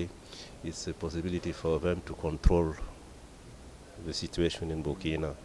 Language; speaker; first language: English; non-native, learner; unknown